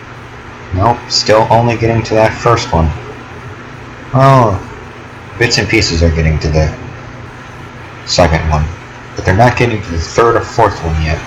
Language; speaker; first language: English; native; English